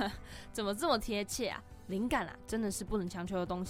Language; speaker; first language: Chinese; native; Chinese